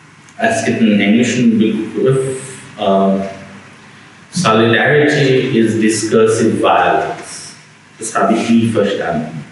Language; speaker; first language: German; non-native, fluent; English